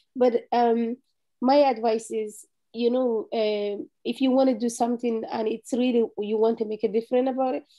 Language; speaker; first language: English; non-native, fluent; Somali